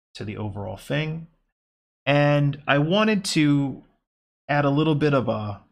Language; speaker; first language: English; native; English